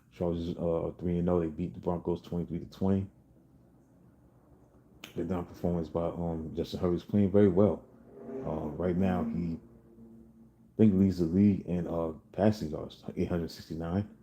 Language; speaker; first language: English; native; English